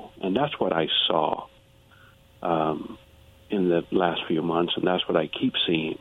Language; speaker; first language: English; early bilingual, other home language; Spanish